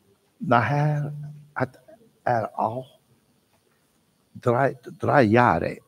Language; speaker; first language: German; non-native, learner; Turkish